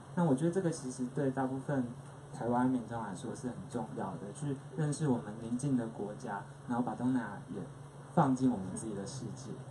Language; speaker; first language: Chinese; native; Chinese